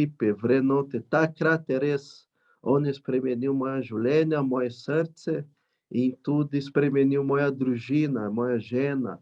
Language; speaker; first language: Slovenian; non-native, learner; Portuguese